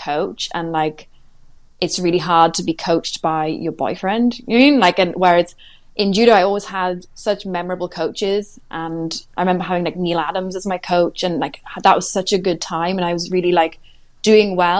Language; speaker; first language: English; native; English